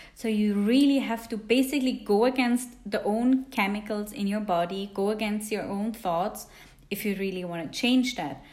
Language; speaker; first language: English; non-native, fluent; Italian